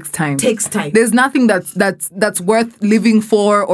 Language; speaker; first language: English; non-native, local second language; Swahili